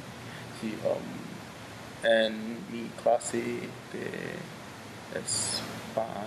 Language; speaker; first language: Spanish; non-native, learner; English